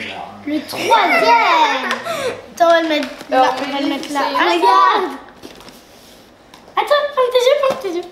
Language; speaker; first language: French; native; French